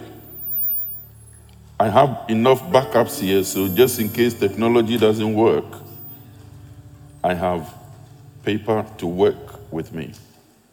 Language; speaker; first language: English; non-native, local second language; Akan